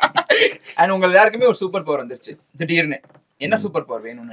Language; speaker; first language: Tamil; native; Tamil